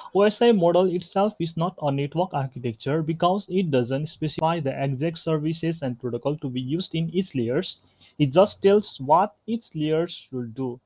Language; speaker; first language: English; non-native, local second language; Nepali